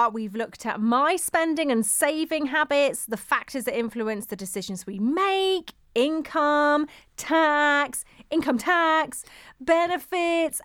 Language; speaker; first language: English; native; English